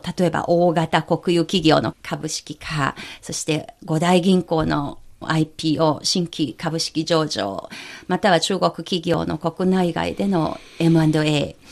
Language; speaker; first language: Japanese; non-native, fluent; Chinese